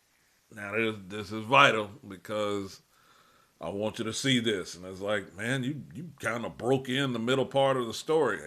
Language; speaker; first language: English; native; English